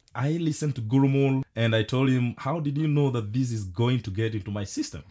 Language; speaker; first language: English; non-native, local second language; Kikuyu